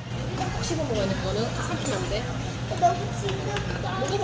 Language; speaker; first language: Korean; native; Korean